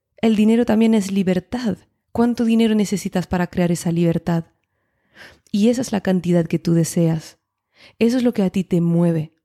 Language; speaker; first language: Spanish; non-native, fluent; French